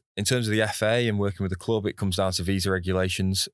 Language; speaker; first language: English; native; English